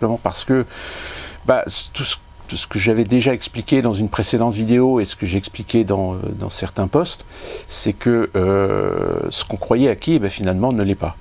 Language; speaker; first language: French; native; French